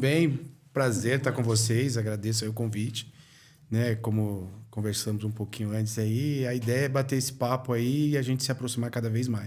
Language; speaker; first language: Portuguese; native; Portuguese